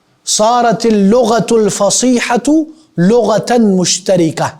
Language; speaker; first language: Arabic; non-native, fluent; Urdu